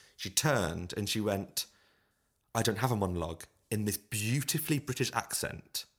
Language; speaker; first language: English; native; English